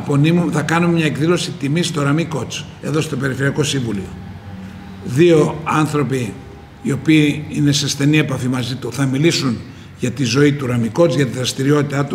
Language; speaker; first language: Greek; native; Greek